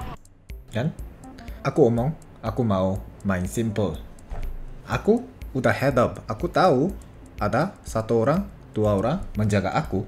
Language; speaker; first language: Indonesian; non-native, fluent; Korean